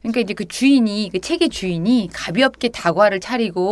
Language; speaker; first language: Korean; native; Korean